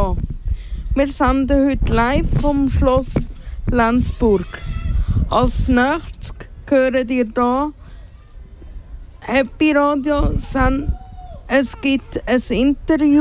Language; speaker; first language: German; native; German